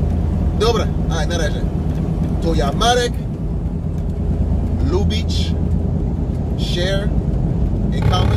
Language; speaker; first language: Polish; non-native, learner; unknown